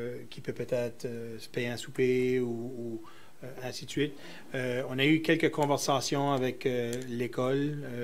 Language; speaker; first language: French; native; French